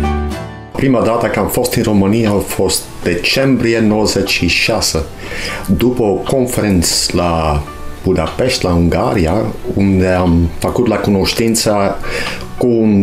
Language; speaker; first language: Romanian; non-native, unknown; Dutch